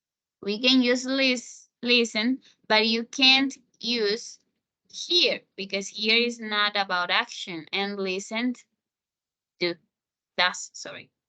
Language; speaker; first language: English; non-native, fluent; Spanish